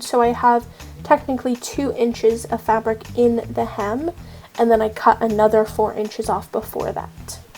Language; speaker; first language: English; native; English